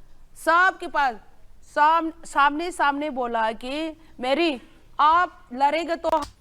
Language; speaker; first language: Hindi; non-native, local second language; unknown